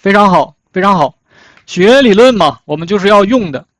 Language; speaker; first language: Chinese; native; Chinese